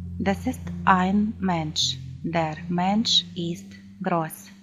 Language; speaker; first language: German; non-native, fluent; Ukrainian